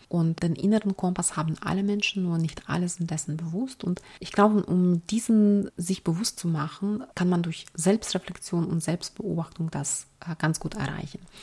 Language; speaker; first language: German; non-native, fluent; Ukrainian